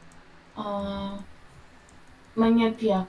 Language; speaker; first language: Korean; non-native, learner; Indonesian